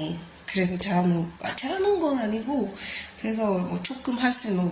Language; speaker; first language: Korean; non-native, learner; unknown